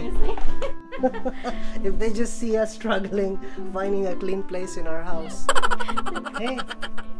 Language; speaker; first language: English; native; English